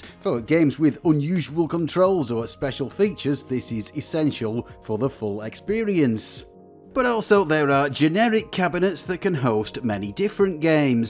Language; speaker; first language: English; native; English